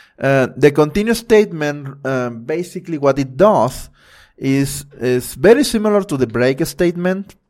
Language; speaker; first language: English; non-native, fluent; Spanish